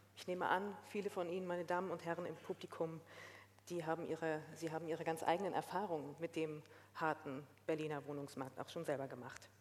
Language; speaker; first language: German; native; German